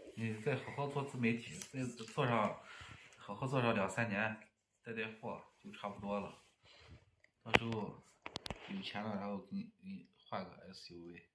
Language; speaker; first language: Chinese; native; Chinese